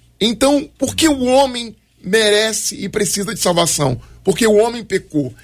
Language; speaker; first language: Portuguese; native; Portuguese